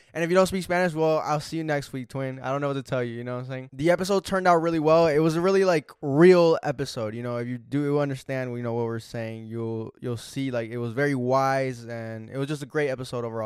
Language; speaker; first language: English; early bilingual, other home language; Spanish